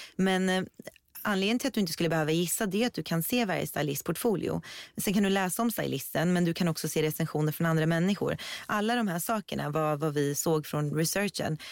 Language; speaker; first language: Swedish; early bilingual, other home language; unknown